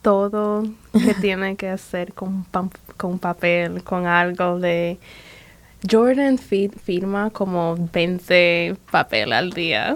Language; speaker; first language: Spanish; early bilingual, other home language; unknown